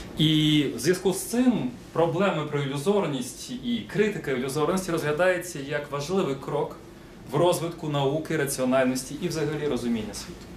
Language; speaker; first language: Ukrainian; non-native, local second language; Russian